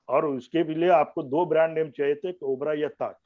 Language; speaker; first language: Hindi; non-native, local second language; Marathi